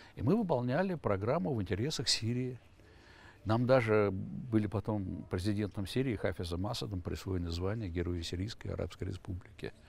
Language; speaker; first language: Russian; native; Russian